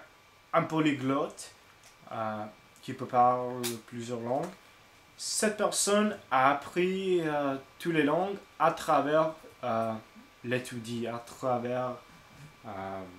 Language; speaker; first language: French; non-native, learner; English